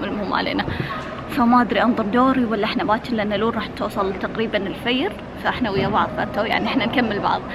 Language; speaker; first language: Arabic; native; Arabic